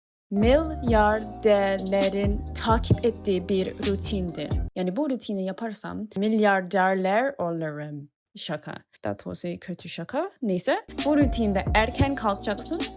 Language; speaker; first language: Turkish; early bilingual, heritage; Turkish